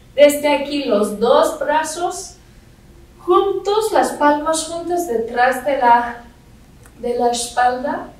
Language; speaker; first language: Spanish; non-native, learner; English